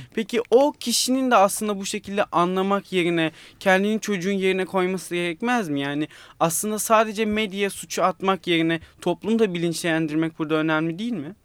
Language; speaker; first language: Turkish; native; Turkish